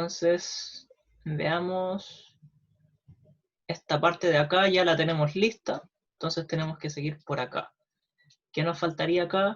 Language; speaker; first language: Spanish; native; Spanish